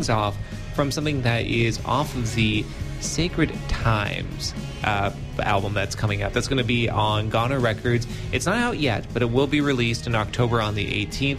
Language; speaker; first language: English; native; English